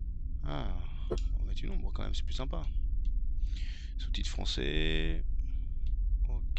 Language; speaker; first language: French; native; French